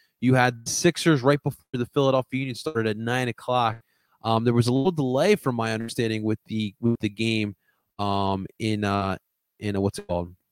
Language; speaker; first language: English; early bilingual, other home language; Spanish